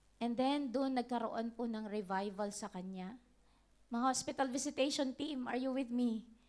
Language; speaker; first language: Filipino; native; Filipino